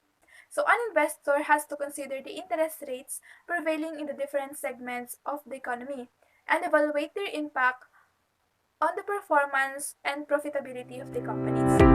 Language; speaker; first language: English; non-native, local second language; Filipino